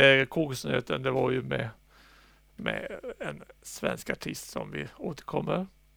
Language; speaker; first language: Swedish; native; Swedish